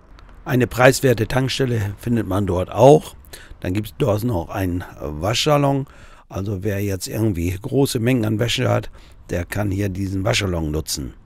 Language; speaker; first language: German; native; German